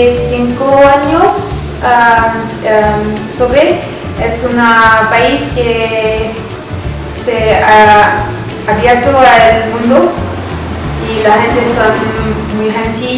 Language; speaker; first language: Spanish; non-native, learner; French